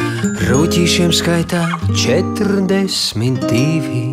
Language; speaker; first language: Latvian; native; Latvian